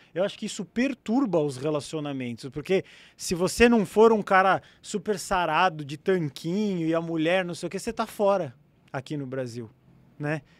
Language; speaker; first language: Portuguese; native; Portuguese